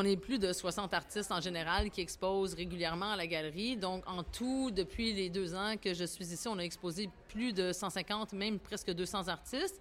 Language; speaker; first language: French; native; French